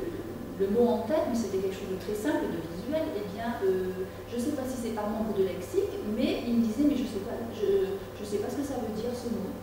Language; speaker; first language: French; non-native, fluent; Greek